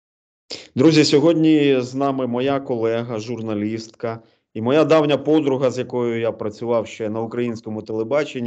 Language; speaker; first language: Ukrainian; native; Ukrainian